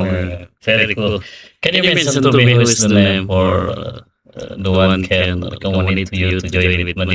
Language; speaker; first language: English; non-native, learner; Indonesian